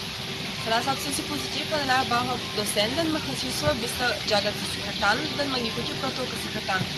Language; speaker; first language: Indonesian; non-native, learner; Bulgarian